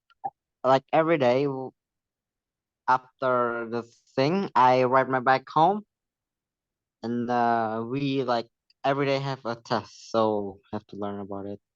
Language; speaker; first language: English; non-native, learner; Vietnamese